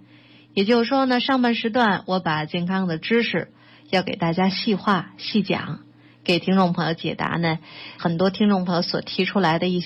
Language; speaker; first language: Chinese; native; Chinese